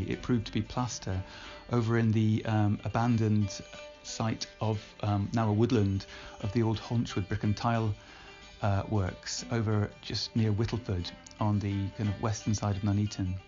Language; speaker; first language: English; native; English